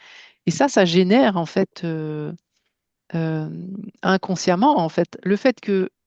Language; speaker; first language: French; native; French